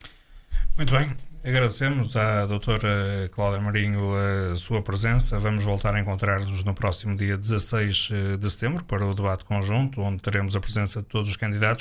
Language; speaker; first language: Portuguese; native; Portuguese